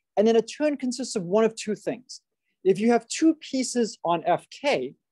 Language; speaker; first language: English; native; English